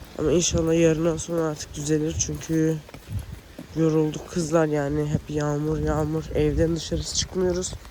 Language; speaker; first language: Turkish; early bilingual, heritage; Turkish